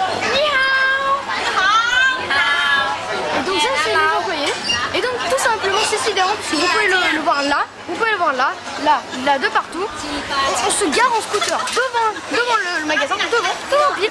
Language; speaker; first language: French; native; French